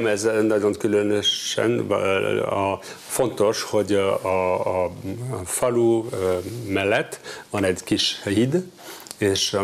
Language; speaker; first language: Hungarian; non-native, learner; French